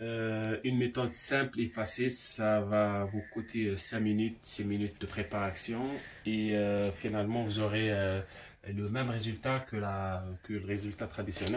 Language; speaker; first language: French; non-native, local second language; Arabic